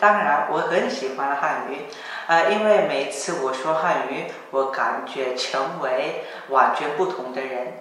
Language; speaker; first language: Chinese; non-native, learner; Korean